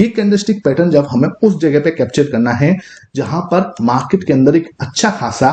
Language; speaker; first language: Hindi; native; Hindi